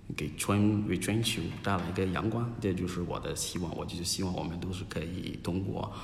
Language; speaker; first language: Chinese; non-native, fluent; Akan